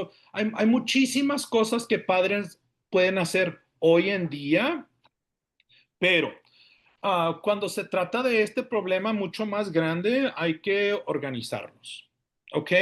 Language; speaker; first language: Spanish; early bilingual, heritage; Spanish